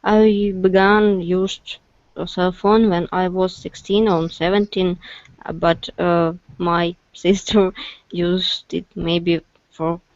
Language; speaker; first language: English; non-native, learner; Russian